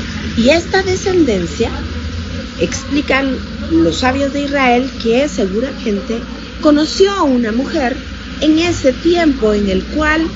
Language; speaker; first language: Spanish; native; Spanish